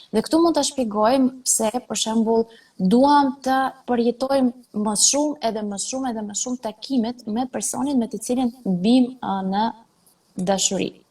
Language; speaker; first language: Albanian; non-native, fluent; Russian